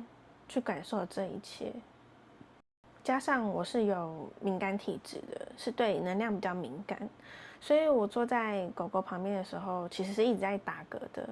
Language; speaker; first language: Chinese; native; Chinese